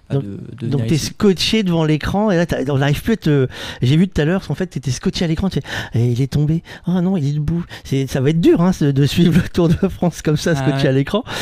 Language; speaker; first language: French; native; French